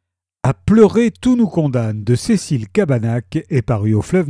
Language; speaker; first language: French; native; French